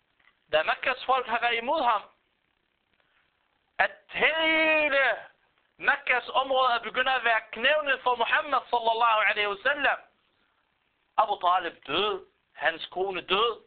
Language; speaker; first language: Danish; non-native, fluent; Arabic